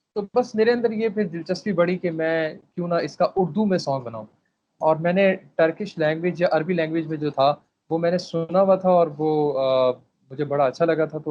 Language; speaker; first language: Urdu; non-native, local second language; Pashto